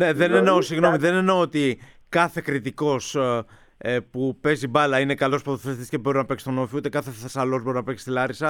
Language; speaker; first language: Greek; native; Greek